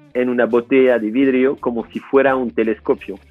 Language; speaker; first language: Spanish; non-native, fluent; French